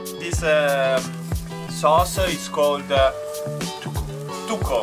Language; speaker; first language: English; non-native, learner; Italian